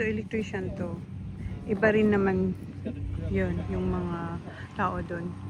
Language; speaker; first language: Filipino; native; Filipino